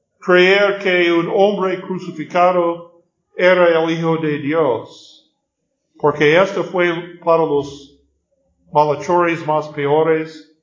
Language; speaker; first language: Spanish; non-native, learner; English